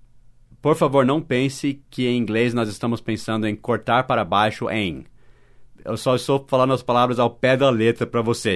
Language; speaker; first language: Portuguese; non-native, fluent; English